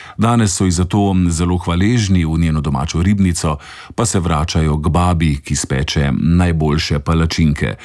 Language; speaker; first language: Slovenian; native; Slovenian